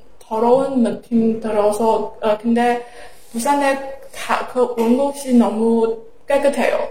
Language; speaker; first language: Korean; non-native, learner; Chinese